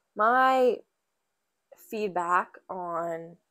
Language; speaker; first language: English; native; English